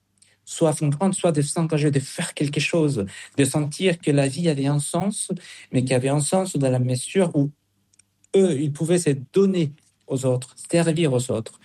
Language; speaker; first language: French; non-native, fluent; Spanish